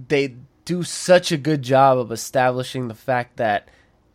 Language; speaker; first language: English; early bilingual, other home language; Spanish